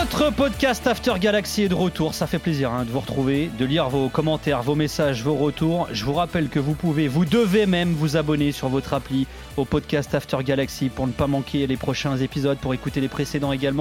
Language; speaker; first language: French; native; French